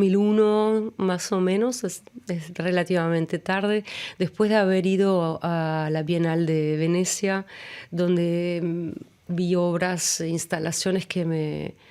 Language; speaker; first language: Spanish; early bilingual, other home language; German